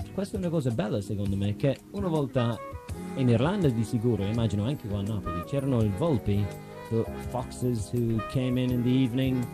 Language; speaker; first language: Italian; non-native, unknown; English